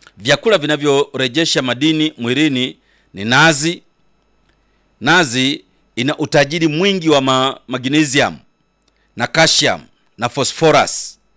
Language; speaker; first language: Swahili; native; Swahili